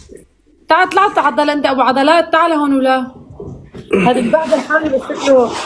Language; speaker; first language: Arabic; native; Arabic